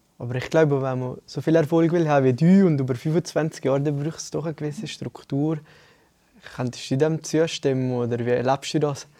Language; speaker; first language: German; native; German